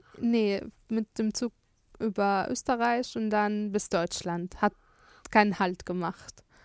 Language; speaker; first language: German; non-native, fluent; Arabic